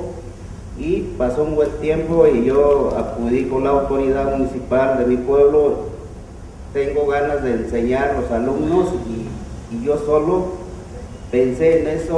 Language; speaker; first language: Spanish; non-native, local second language; Mixtepec Mixtec